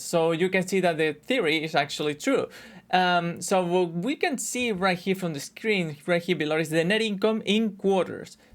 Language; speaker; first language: English; non-native, fluent; Spanish